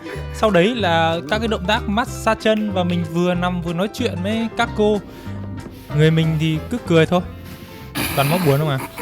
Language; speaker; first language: Vietnamese; native; Vietnamese